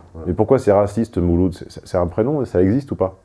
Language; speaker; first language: French; native; French